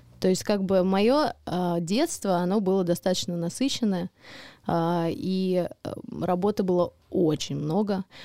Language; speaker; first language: Russian; early bilingual, heritage; Russian